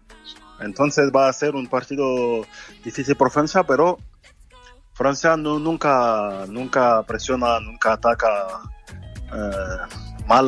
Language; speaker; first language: Spanish; non-native, fluent; French